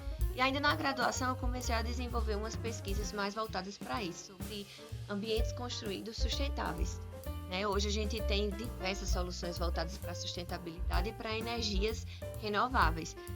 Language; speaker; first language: Portuguese; native; Portuguese